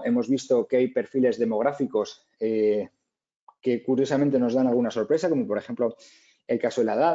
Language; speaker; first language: Spanish; native; Spanish